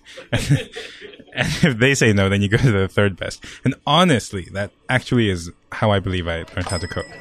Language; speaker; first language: English; non-native, local second language; Cantonese